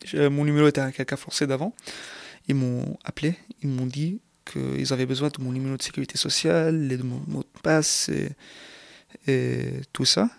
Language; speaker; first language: French; non-native, local second language; Arabic